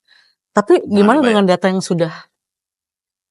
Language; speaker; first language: Indonesian; native; Indonesian